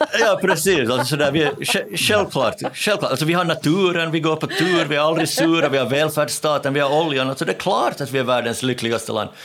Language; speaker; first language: Swedish; native; Swedish